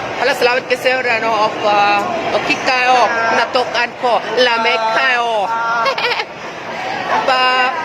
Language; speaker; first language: Cebuano; non-native, learner; Korean